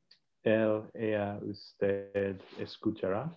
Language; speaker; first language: Spanish; non-native, learner; English